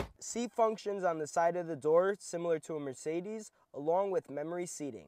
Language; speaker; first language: English; native; English